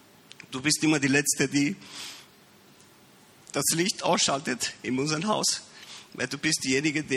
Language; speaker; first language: German; early bilingual, heritage; Romanian